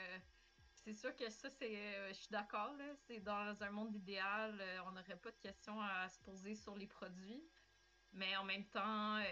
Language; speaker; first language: French; native; French